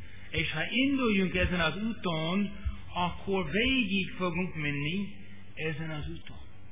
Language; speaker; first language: Hungarian; non-native, fluent; English